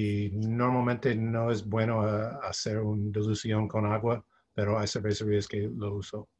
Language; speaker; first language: Spanish; non-native, fluent; English